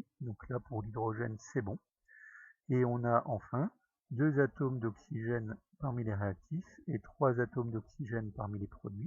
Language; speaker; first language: French; native; French